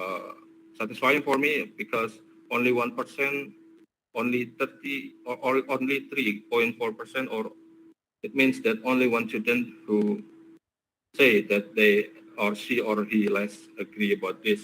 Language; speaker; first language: English; non-native, learner; Indonesian